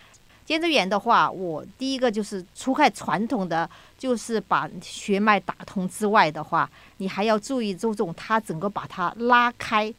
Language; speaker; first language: Chinese; native; Chinese